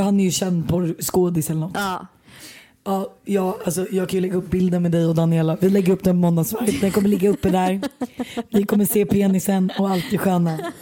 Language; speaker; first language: Swedish; native; Swedish